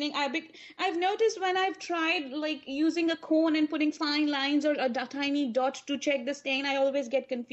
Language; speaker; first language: English; non-native, local second language; Urdu